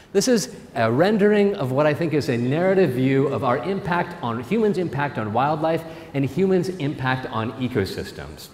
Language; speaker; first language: English; native; English